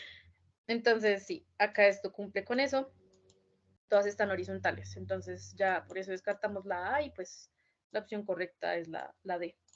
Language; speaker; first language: Spanish; native; Spanish